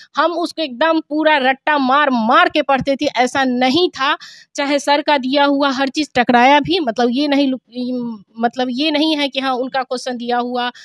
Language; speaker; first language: Hindi; native; Hindi